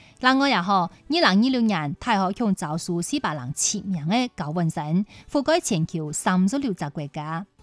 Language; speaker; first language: Chinese; non-native, local second language; Cantonese